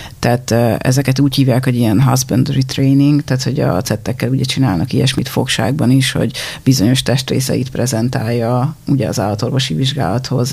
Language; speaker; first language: Hungarian; native; Hungarian